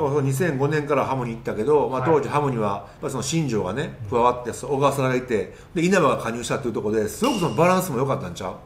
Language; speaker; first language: Japanese; native; Japanese